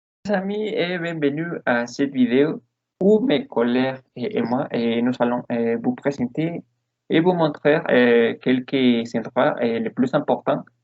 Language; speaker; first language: French; non-native, learner; Spanish